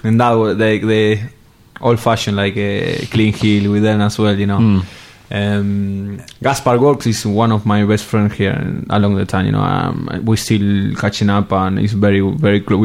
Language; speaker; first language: English; non-native, fluent; Spanish